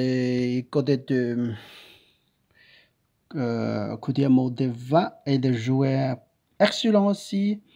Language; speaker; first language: French; non-native, learner; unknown